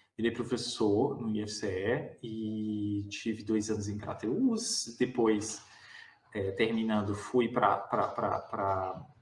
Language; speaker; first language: Portuguese; native; Portuguese